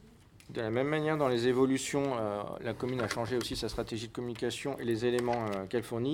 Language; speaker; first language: French; native; French